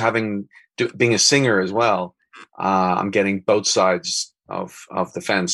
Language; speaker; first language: English; native; English